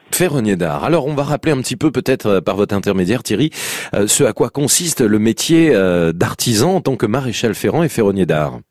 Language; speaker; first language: French; native; French